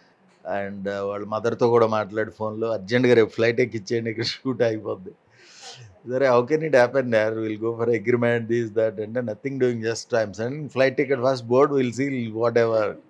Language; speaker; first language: Telugu; native; Telugu